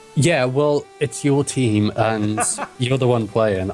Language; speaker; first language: English; native; English